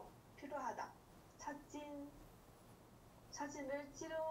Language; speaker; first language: Korean; non-native, learner; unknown